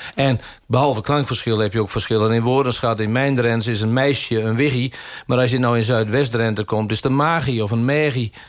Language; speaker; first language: Dutch; native; Dutch